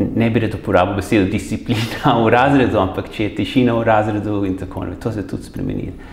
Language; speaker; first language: Slovenian; early bilingual, heritage; Slovenian